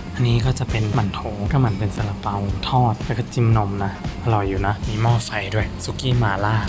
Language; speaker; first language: Thai; native; Thai